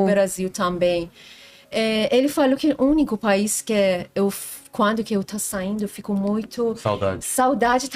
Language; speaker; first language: Portuguese; non-native, learner; Persian